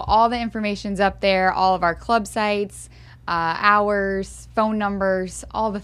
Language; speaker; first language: English; native; English